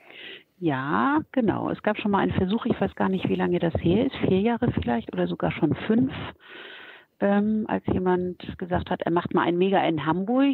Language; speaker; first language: German; native; German